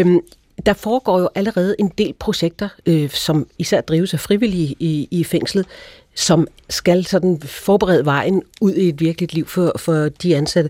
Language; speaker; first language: Danish; native; Danish